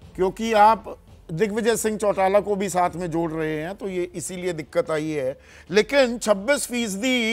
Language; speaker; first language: Hindi; native; Hindi